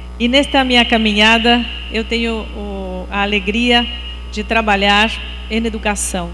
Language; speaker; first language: Portuguese; non-native, fluent; Spanish